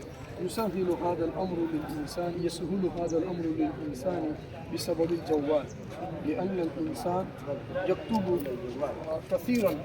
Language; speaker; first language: Arabic; non-native, learner; Urdu